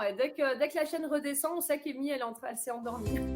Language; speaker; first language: French; native; French